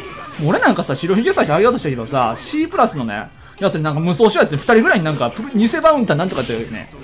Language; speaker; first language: Japanese; native; Japanese